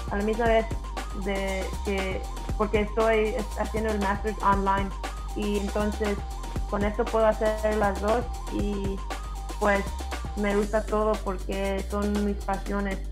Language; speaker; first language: Spanish; early bilingual, heritage; English